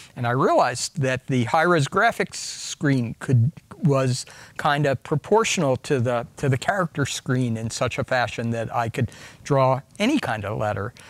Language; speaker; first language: English; native; English